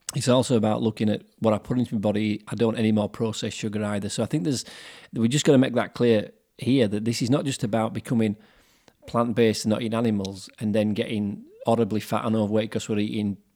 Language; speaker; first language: English; native; English